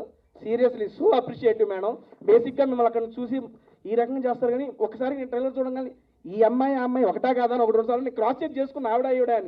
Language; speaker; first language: Telugu; native; Telugu